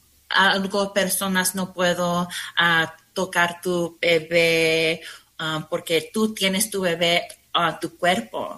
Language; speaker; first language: Spanish; non-native, learner; English